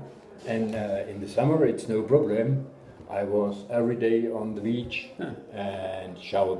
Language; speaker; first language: English; non-native, learner; German